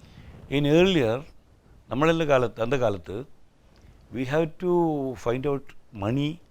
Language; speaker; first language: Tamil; non-native, learner; Malayalam